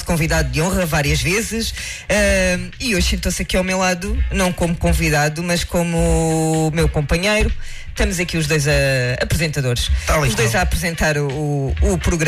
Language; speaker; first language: Portuguese; native; Portuguese